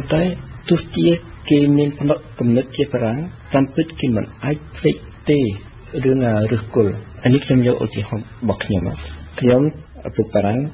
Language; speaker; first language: Khmer; early bilingual, heritage; French